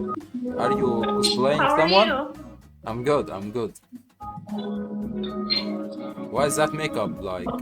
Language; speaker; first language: English; non-native, learner; Arabic